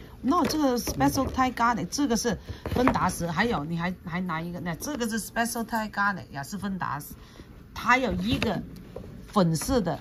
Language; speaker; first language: Chinese; non-native, local second language; Cantonese